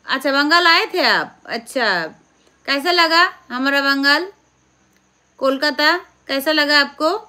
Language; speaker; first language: Hindi; non-native, local second language; Bangla